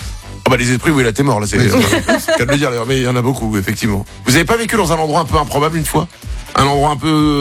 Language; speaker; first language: French; native; French